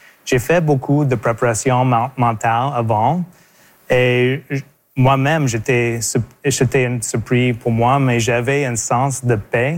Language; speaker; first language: French; non-native, local second language; English